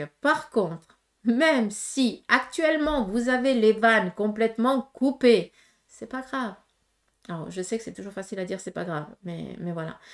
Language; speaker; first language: French; native; French